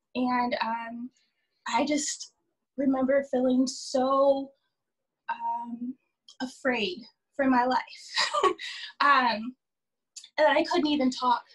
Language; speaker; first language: English; native; English